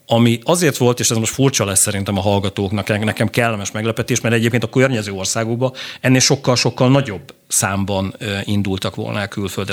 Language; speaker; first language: Hungarian; native; Hungarian